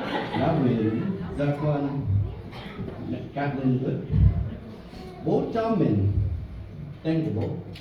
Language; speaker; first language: Vietnamese; early bilingual, heritage; Vietnamese